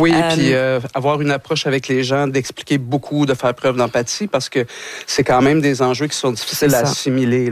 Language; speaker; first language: French; native; French